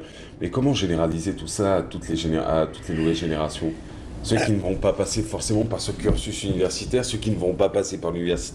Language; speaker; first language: French; non-native, local second language; Arabic